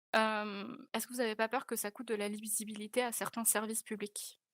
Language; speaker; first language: French; native; French